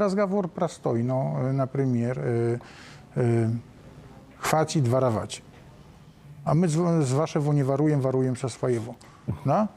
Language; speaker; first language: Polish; non-native, learner; Russian